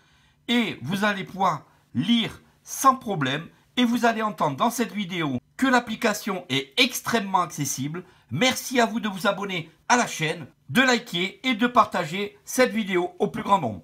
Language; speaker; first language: French; native; French